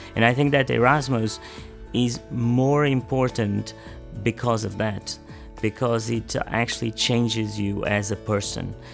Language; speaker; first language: English; non-native, fluent; Portuguese